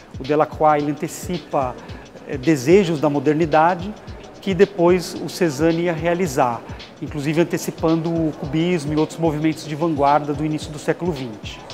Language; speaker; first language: Portuguese; native; Portuguese